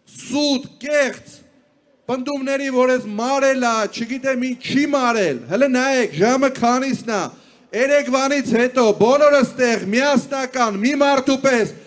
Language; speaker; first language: Armenian; native; Armenian